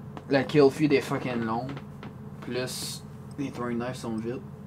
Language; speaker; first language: French; native; French